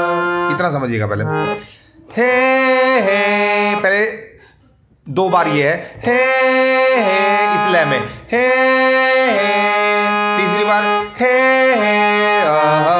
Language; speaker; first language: Hindi; native; Hindi